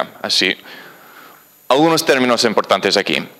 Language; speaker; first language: Spanish; non-native, fluent; English